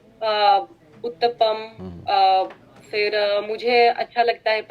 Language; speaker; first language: Hindi; non-native, fluent; Russian